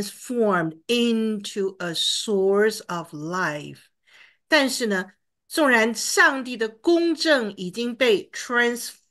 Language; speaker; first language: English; non-native, fluent; Chinese